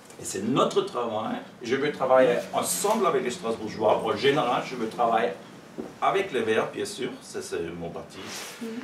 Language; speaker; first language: French; non-native, fluent; German